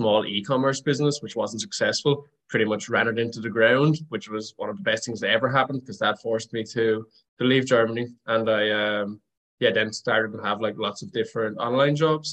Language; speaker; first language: English; native; English